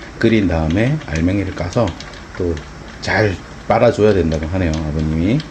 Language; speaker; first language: Korean; native; Korean